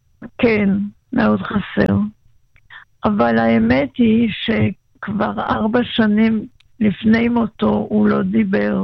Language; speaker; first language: Hebrew; non-native, local second language; German